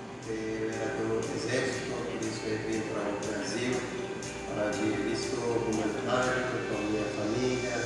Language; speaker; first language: Portuguese; non-native, learner; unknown